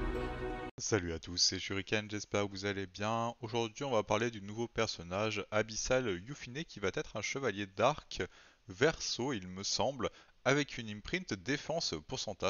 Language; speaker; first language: French; native; French